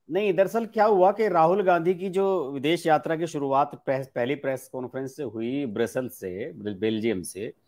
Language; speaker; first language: Hindi; native; Hindi